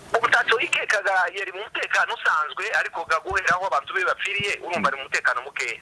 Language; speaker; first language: Kinyarwanda; native; Kinyarwanda